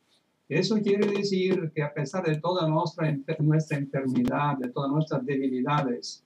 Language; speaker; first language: Spanish; non-native, fluent; Italian